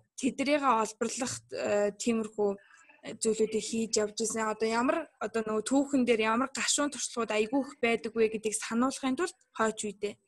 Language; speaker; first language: Mongolian; non-native, local second language; Kazakh